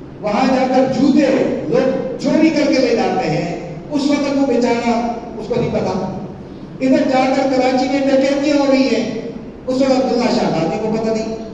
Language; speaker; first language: Urdu; non-native, local second language; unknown